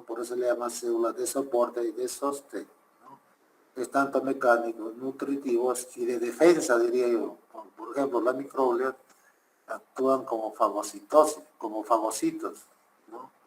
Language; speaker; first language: Spanish; native; Spanish